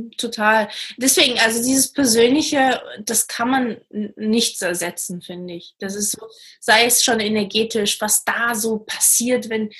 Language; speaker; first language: German; non-native, fluent; Portuguese